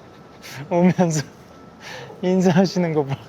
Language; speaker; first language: Korean; native; Korean